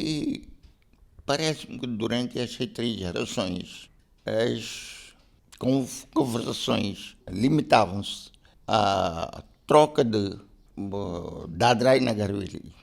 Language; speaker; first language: Portuguese; non-native, local second language; Konkani